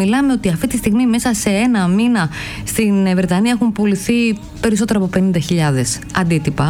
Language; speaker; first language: Greek; native; Greek